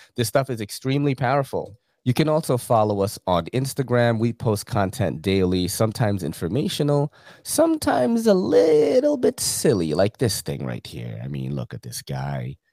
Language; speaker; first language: English; early bilingual, other home language; Filipino